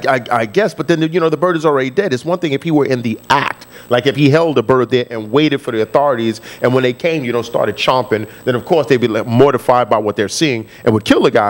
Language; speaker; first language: English; native; English